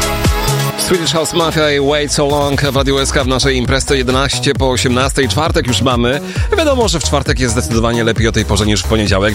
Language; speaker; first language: Polish; native; Polish